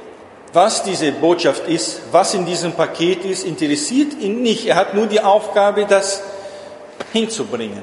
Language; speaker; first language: German; non-native, fluent; Portuguese